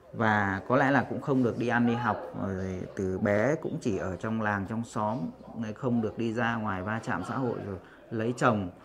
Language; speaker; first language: Vietnamese; native; Vietnamese